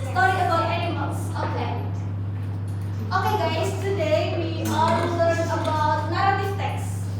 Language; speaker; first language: English; non-native, learner; Indonesian